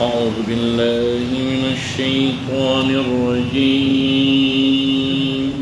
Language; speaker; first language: Arabic; non-native, fluent; Fula